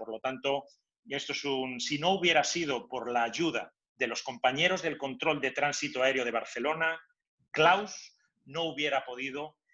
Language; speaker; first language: Spanish; native; Spanish